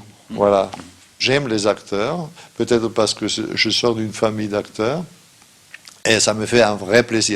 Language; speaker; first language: French; non-native, fluent; German